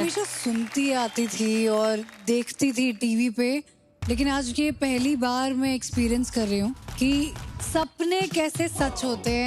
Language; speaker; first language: Hindi; native; Hindi